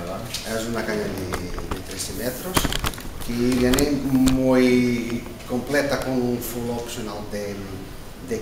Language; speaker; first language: Spanish; non-native, learner; Portuguese